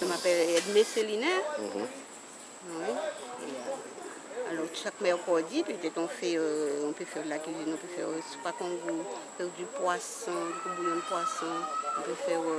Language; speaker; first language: French; non-native, local second language; Guadeloupean Creole French